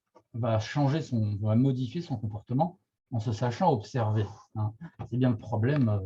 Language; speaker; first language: French; native; French